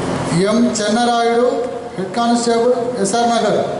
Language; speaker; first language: Telugu; native; Telugu